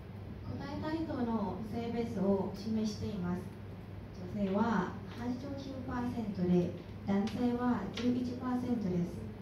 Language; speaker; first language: Japanese; non-native, learner; Thai